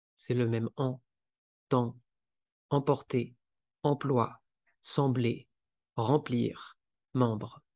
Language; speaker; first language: French; native; French